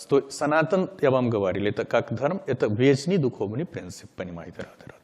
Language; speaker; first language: Russian; non-native, learner; Hindi